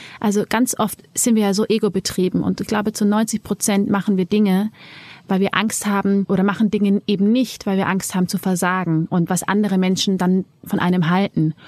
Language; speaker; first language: German; early bilingual, other home language; Amharic